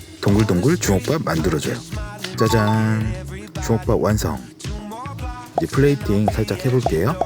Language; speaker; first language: Korean; native; Korean